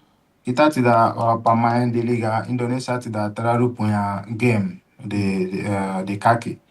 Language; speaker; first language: Indonesian; non-native, fluent; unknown